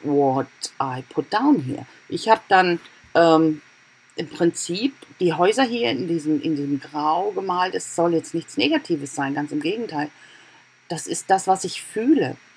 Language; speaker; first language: German; native; German